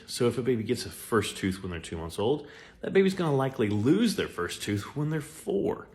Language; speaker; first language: English; native; English